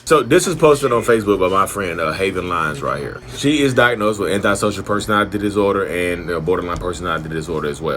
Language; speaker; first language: English; native; English